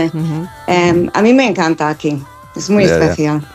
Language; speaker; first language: Spanish; non-native, fluent; English